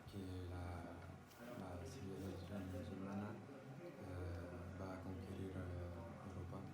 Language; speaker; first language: Spanish; non-native, learner; French